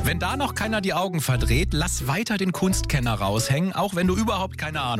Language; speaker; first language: German; native; German